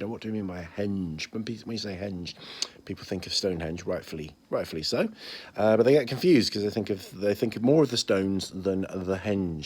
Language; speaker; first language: English; native; English